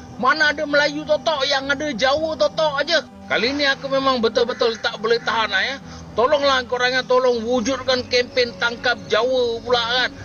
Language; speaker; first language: Malay; native; Malay